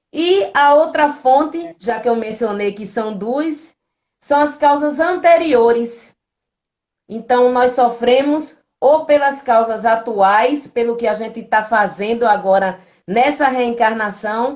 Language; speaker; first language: Portuguese; native; Portuguese